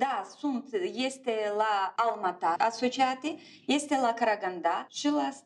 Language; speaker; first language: Romanian; non-native, local second language; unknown